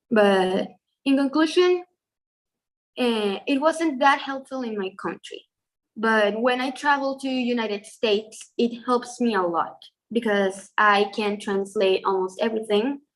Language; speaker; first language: English; non-native, fluent; Spanish